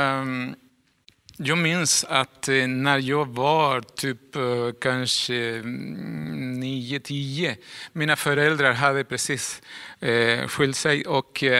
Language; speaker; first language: Swedish; non-native, fluent; Spanish